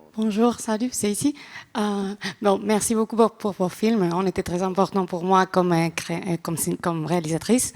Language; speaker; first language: French; non-native, learner; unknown